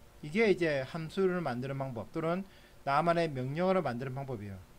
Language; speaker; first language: Korean; native; Korean